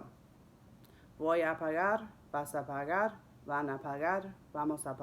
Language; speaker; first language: Spanish; non-native, fluent; English